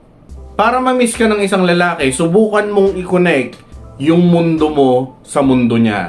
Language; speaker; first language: Filipino; native; Filipino